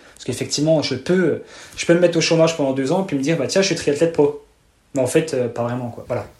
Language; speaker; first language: French; native; French